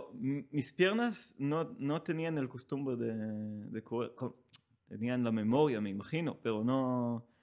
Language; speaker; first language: Spanish; non-native, fluent; Hebrew